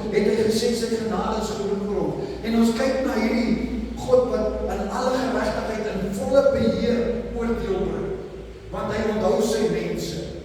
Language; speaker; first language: Afrikaans; non-native, local second language; English